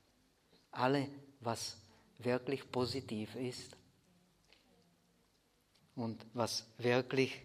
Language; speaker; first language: German; non-native, fluent; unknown